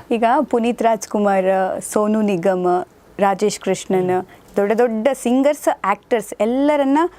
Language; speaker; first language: Kannada; native; Kannada